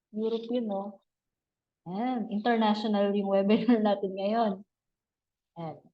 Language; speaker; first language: Filipino; native; Filipino